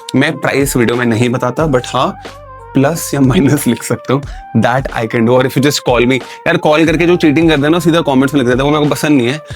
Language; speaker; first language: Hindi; native; Hindi